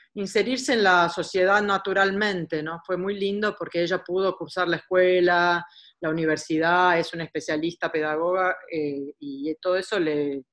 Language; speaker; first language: Spanish; early bilingual, heritage; Spanish